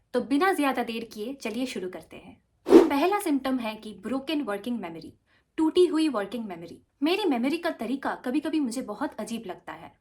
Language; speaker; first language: Hindi; non-native, local second language; Bangla